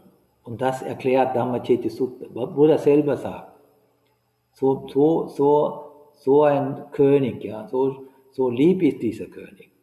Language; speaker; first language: German; non-native, fluent; Sinhala